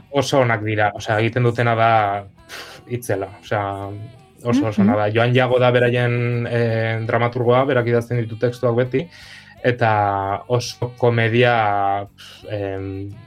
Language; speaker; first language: Basque; native; Basque